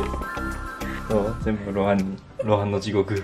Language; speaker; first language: Japanese; non-native, learner; Korean